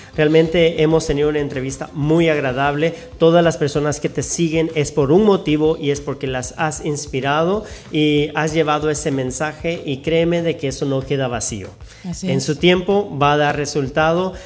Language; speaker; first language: Spanish; native; Spanish